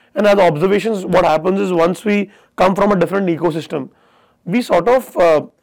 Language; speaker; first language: English; non-native, local second language; Hindi